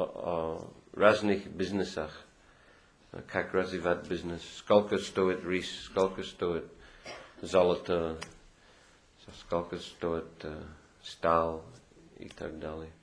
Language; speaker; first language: Russian; non-native, fluent; English